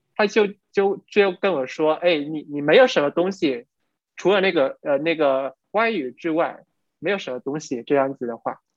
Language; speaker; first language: Chinese; non-native, fluent; Vietnamese